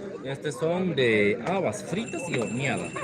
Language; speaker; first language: Spanish; native; Spanish